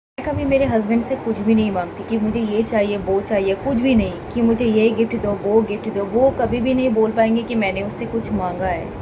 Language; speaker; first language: Hindi; non-native, local second language; Bangla